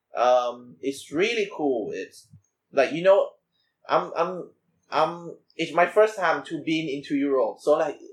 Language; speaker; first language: English; non-native, learner; Thai